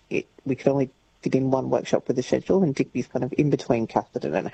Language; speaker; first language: English; native; English